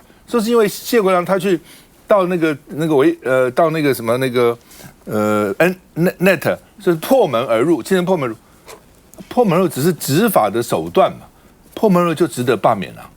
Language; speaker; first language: Chinese; native; Chinese